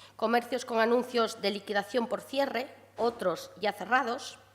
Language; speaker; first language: Spanish; non-native, local second language; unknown